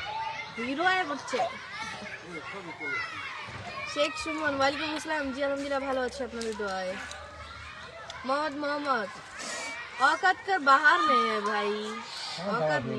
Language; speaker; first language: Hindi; non-native, learner; Bangla